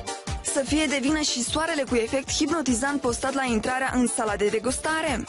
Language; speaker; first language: Romanian; native; Romanian